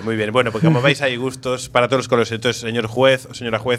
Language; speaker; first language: Spanish; native; Spanish